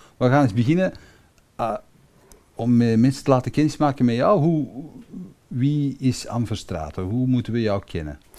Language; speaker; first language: Dutch; native; Dutch